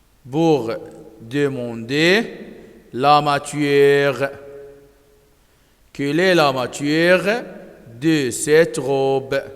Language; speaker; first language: French; non-native, fluent; Arabic